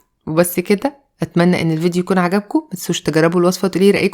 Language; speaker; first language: Arabic; native; Arabic